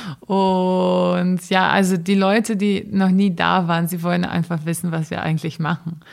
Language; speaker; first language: German; non-native, fluent; Portuguese